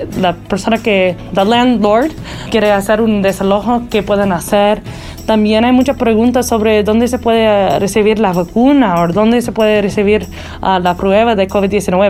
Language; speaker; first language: Spanish; early bilingual, heritage; Spanish